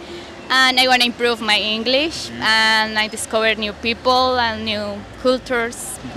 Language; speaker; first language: English; non-native, learner; Spanish